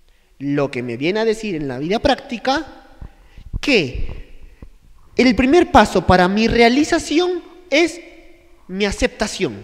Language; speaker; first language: Spanish; native; Spanish